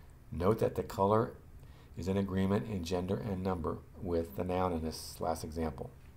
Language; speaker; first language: English; native; English